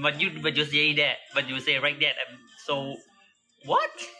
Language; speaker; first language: English; non-native, learner; Thai